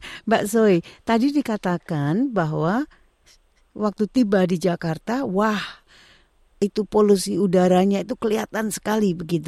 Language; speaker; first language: Indonesian; native; Indonesian